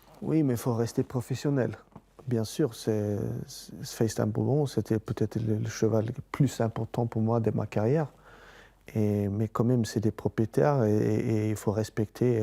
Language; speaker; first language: French; non-native, fluent; Swedish